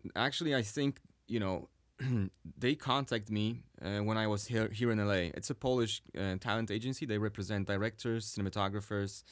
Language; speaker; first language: English; non-native, fluent; Swedish